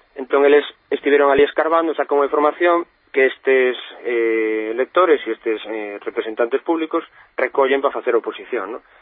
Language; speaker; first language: Galician; non-native, local second language; Spanish